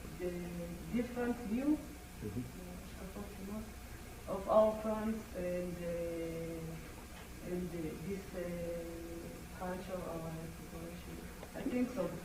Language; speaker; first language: English; non-native, learner; Amharic